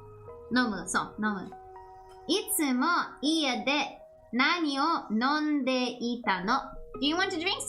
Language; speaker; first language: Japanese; non-native, learner; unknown